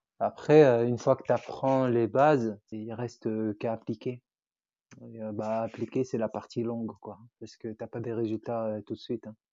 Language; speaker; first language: French; non-native, local second language; Arabic